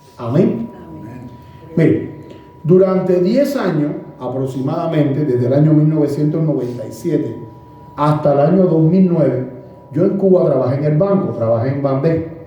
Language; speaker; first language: Spanish; native; Spanish